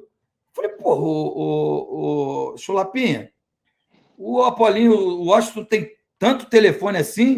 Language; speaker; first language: Portuguese; native; Portuguese